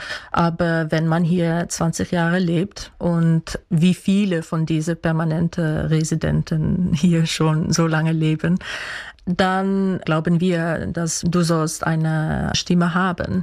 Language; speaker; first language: German; non-native, fluent; Dutch